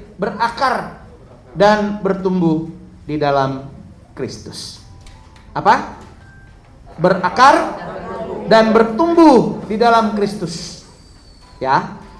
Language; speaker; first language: Indonesian; native; Indonesian